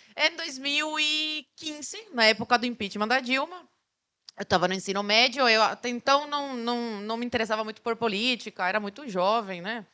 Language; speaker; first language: Portuguese; early bilingual, other home language; Spanish